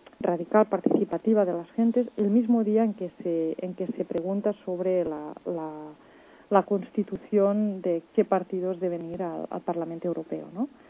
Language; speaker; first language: Spanish; non-native, local second language; Catalan